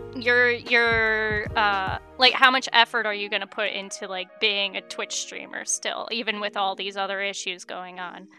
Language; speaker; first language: English; native; English